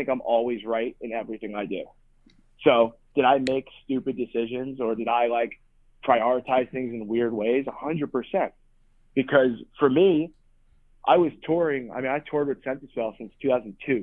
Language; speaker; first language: English; native; English